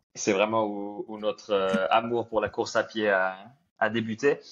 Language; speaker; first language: French; native; French